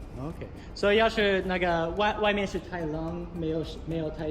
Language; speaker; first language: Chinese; non-native, learner; English